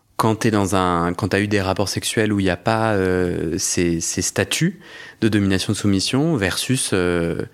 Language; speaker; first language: French; native; French